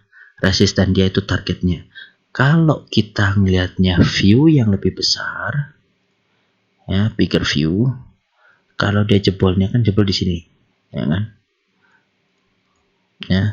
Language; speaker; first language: Indonesian; native; Indonesian